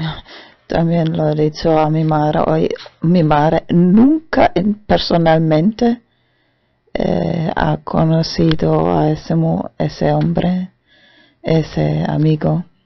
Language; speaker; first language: Spanish; non-native, fluent; German